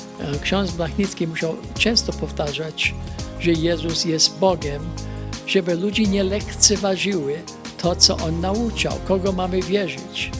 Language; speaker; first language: Polish; early bilingual, heritage; Polish